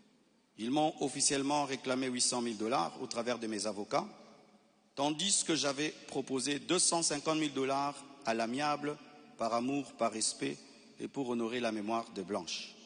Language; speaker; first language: French; non-native, local second language; Lingala